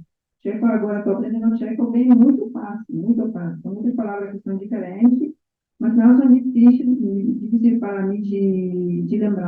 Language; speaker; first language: Portuguese; non-native, learner; Polish